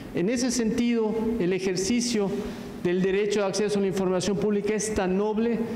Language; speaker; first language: Spanish; native; Spanish